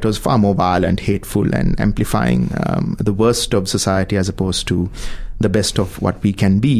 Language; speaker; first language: English; non-native, local second language; Sinhala